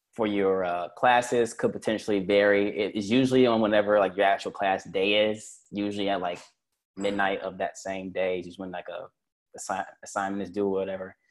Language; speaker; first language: English; native; English